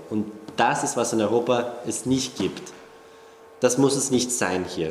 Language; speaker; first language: German; non-native, fluent; English